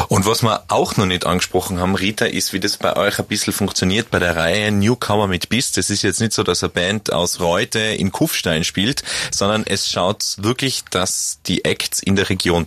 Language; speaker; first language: German; native; German